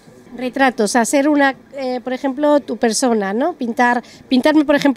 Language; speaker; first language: Spanish; native; Spanish